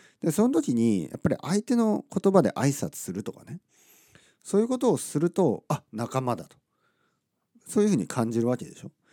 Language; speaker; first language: Japanese; native; Japanese